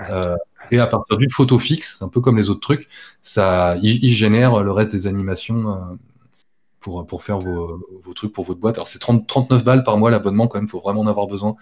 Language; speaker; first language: French; native; French